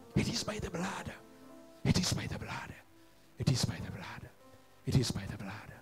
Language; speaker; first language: English; non-native, local second language; Swahili